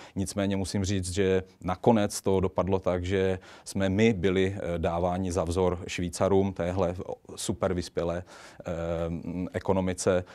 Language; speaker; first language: Czech; native; Czech